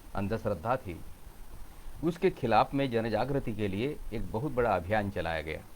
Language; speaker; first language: Hindi; non-native, local second language; Marathi